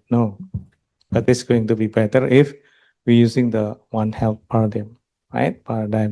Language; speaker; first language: English; non-native, local second language; Indonesian